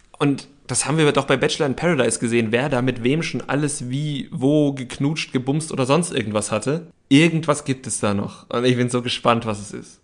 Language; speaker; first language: German; native; German